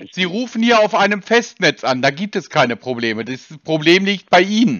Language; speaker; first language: German; native; German